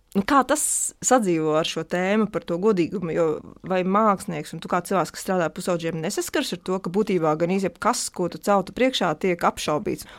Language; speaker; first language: Latvian; native; Latvian